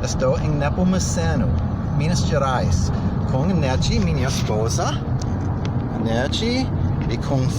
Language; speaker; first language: Portuguese; non-native, fluent; English